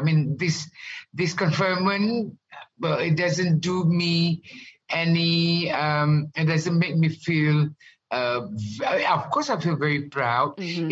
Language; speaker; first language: English; non-native, local second language; Malay